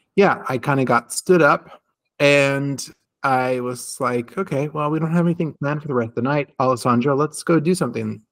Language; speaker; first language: English; native; English